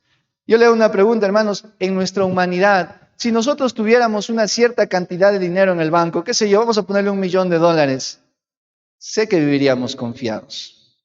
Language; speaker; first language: Spanish; native; Spanish